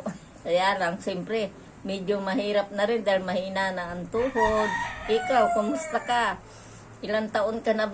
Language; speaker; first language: Filipino; native; Filipino